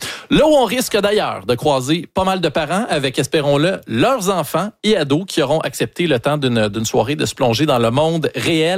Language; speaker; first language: French; native; French